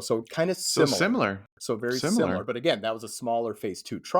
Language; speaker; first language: English; native; English